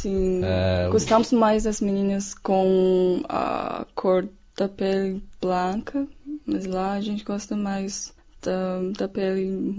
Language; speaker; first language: Portuguese; non-native, fluent; Chinese